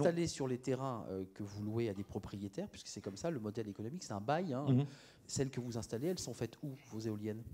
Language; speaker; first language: French; native; French